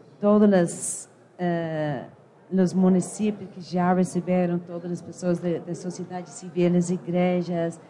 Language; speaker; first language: Portuguese; non-native, fluent; English